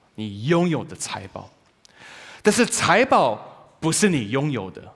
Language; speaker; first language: Chinese; early bilingual, heritage; Chinese